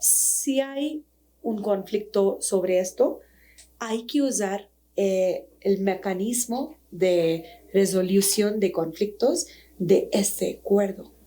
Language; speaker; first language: Spanish; non-native, fluent; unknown